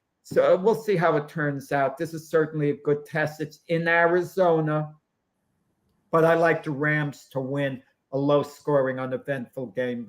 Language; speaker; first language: English; native; English